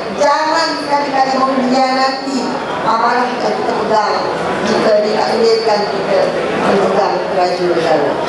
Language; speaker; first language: Malay; native; Malay